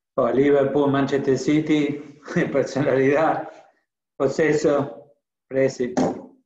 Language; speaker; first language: Italian; non-native, fluent; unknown